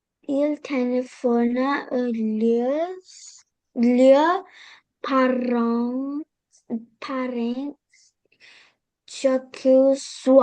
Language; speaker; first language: French; non-native, learner; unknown